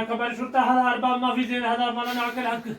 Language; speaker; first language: Arabic; non-native, learner; Urdu